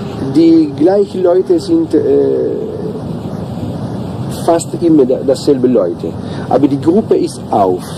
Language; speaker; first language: German; non-native, learner; Italian